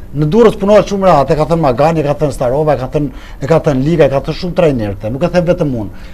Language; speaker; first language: Albanian; native; Albanian